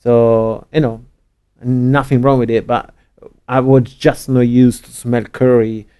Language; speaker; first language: English; non-native, fluent; Italian